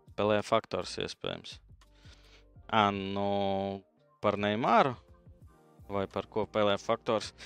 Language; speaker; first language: Latvian; native; Latvian